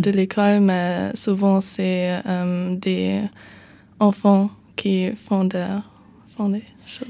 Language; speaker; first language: French; non-native, learner; German